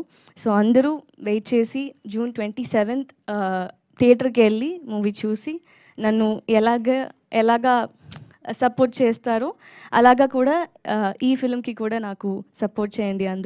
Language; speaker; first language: Telugu; non-native, learner; Tamil